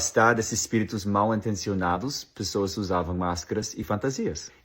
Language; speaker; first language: Portuguese; non-native, fluent; English